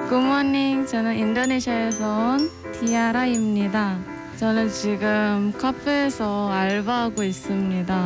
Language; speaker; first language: Korean; non-native, fluent; Indonesian